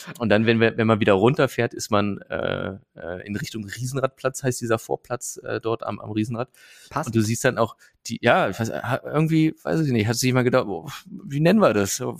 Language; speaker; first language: German; native; German